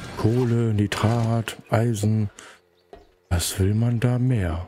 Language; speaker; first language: German; native; German